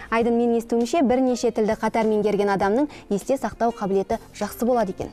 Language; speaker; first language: Kazakh; native; Kazakh